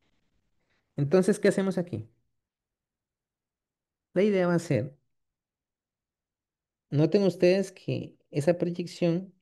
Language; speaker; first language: Spanish; native; Spanish